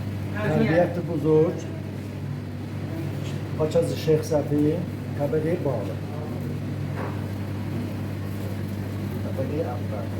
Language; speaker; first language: Persian; non-native, local second language; Azerbaijani